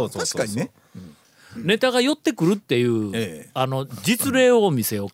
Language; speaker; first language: Japanese; native; Japanese